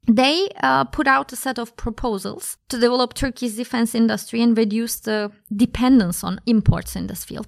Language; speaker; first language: English; non-native, fluent; Turkish